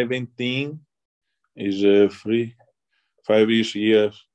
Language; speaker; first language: English; non-native, learner; Italian